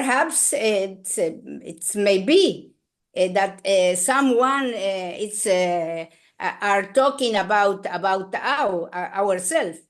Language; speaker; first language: English; non-native, learner; Spanish